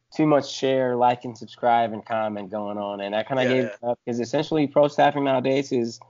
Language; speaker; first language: English; early bilingual, other home language; Spanish